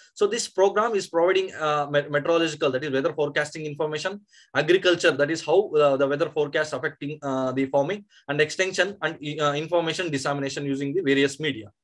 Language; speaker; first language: English; non-native, local second language; Kannada